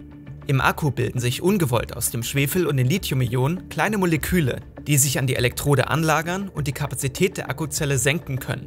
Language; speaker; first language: German; native; German